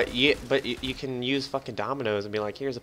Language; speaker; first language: English; native; English